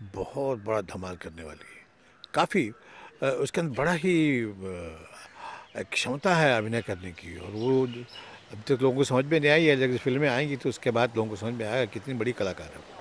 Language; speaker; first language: Hindi; native; Hindi